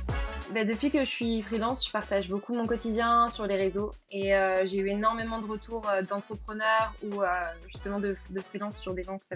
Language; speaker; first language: French; native; French